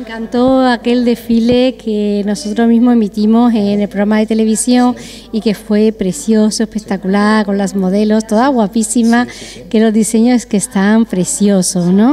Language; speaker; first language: Spanish; native; Spanish